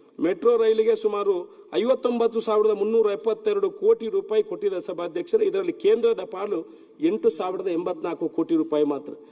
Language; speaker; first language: Kannada; non-native, local second language; Tulu